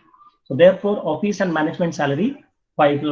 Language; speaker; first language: English; non-native, local second language; Marathi